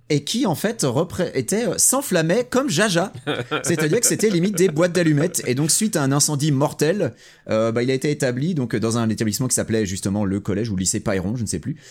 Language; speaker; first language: French; native; French